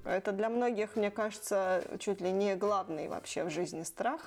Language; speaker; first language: Russian; native; Russian